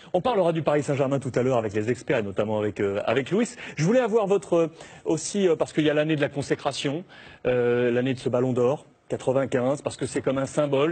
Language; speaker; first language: French; native; French